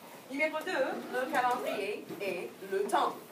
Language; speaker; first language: French; non-native, fluent; English